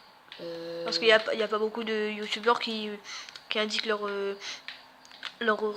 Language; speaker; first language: French; native; French